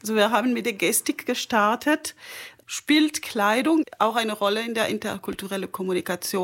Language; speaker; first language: German; non-native, fluent; French